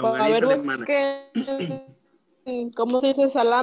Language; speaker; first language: Spanish; native; Spanish